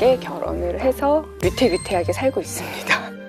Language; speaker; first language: Korean; native; Korean